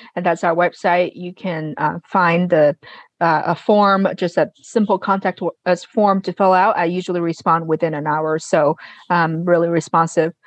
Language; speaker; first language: English; non-native, fluent; Chinese